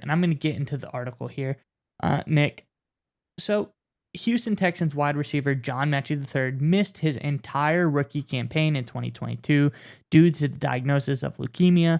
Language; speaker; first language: English; native; English